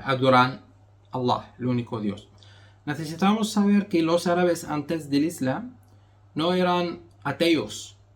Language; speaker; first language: Spanish; non-native, fluent; Arabic